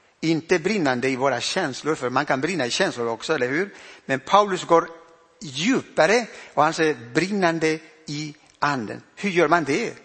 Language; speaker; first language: Swedish; non-native, fluent; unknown